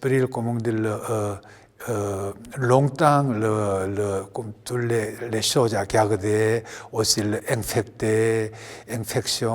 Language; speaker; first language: French; non-native, learner; Korean